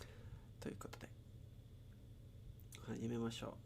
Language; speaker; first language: Japanese; non-native, learner; English